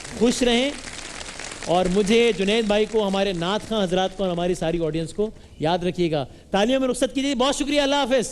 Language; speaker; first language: Urdu; native; Urdu